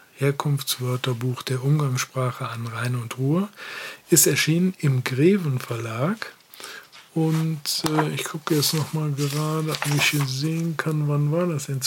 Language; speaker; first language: German; native; German